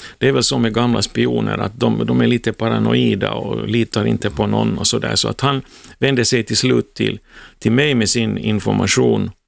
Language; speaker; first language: Swedish; native; Swedish